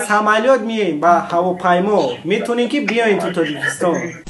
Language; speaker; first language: Persian; native; Persian